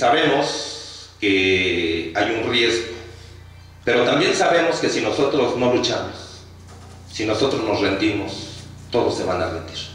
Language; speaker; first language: Spanish; native; Spanish